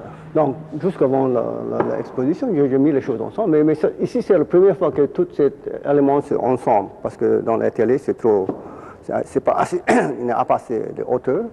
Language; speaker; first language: French; non-native, fluent; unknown